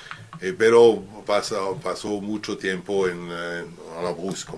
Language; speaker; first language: Spanish; non-native, learner; French